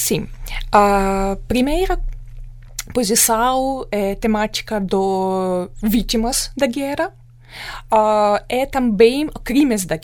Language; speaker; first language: Portuguese; non-native, fluent; Ukrainian